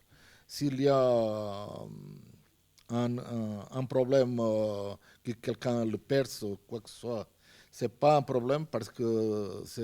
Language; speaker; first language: French; non-native, fluent; Portuguese